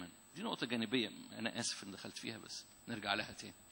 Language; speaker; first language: Arabic; native; Arabic